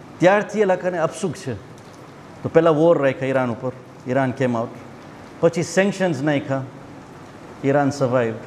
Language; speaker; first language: Gujarati; early bilingual, heritage; Gujarati